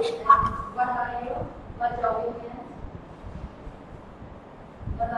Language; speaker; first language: English; non-native, learner; Vietnamese